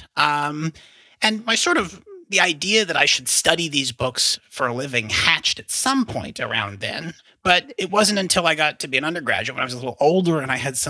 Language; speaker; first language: English; native; English